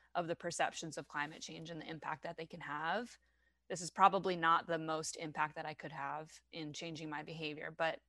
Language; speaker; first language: English; non-native, fluent; French